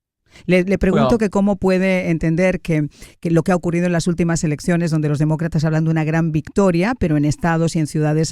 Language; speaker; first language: Spanish; native; Spanish